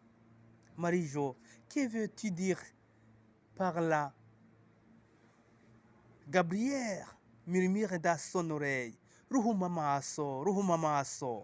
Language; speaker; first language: French; non-native, local second language; Rundi